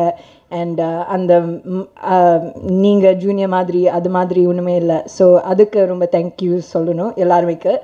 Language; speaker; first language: Tamil; non-native, learner; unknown